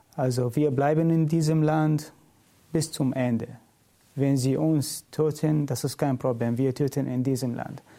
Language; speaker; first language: German; non-native, learner; Syriac